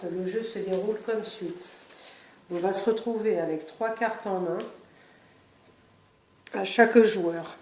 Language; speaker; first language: French; native; French